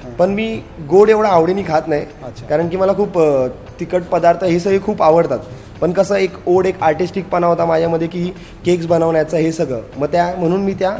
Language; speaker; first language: Marathi; non-native, local second language; Telugu